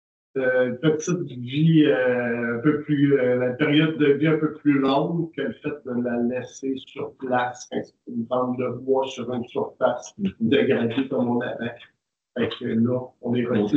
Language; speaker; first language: French; native; French